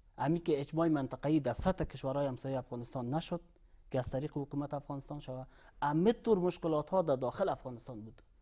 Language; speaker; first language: Persian; native; Persian